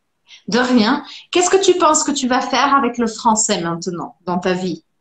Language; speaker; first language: French; non-native, fluent; Portuguese